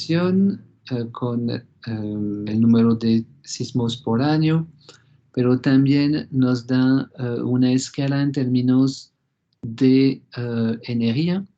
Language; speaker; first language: Spanish; non-native, fluent; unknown